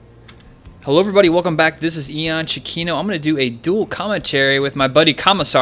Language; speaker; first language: English; native; English